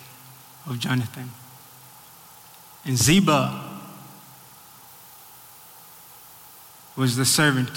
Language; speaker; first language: English; non-native, local second language; Rundi